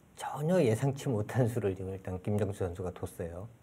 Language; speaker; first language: Korean; native; Korean